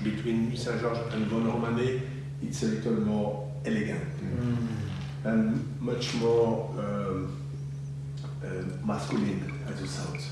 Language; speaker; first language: English; non-native, learner; French